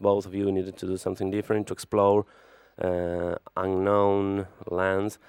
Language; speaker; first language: English; non-native, fluent; Spanish